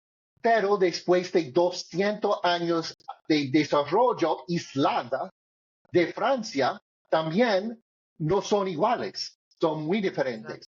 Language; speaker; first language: Spanish; non-native, learner; English